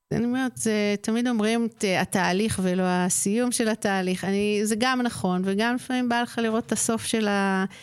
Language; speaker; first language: Hebrew; native; Hebrew